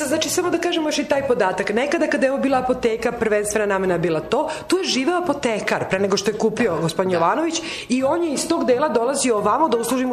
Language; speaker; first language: Serbian; native; Serbian